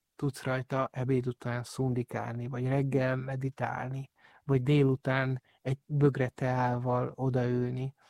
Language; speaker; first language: Hungarian; native; Hungarian